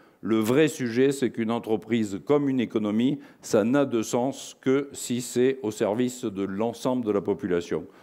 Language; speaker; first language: French; native; French